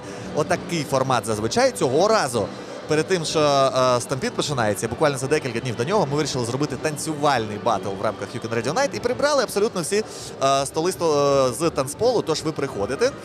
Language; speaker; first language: Ukrainian; native; Ukrainian